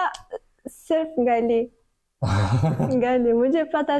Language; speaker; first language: Hindi; non-native, learner; Turkish